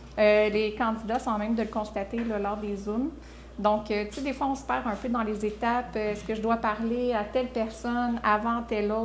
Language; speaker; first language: French; native; French